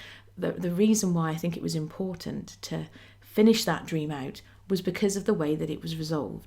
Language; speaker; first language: English; native; English